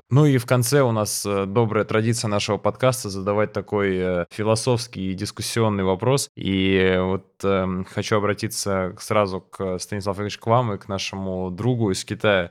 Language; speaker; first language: Russian; native; Russian